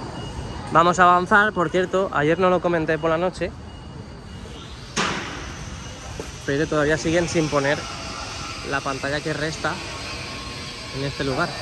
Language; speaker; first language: Spanish; native; Spanish